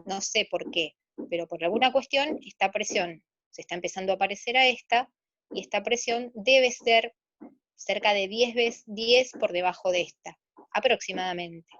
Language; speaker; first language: Spanish; native; Spanish